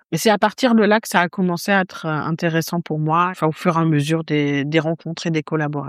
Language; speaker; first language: French; non-native, local second language; Arabic